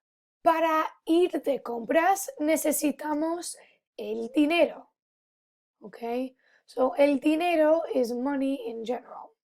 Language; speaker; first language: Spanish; non-native, fluent; English